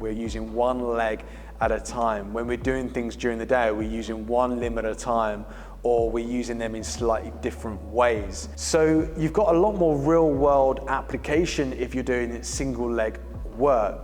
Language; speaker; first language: English; native; English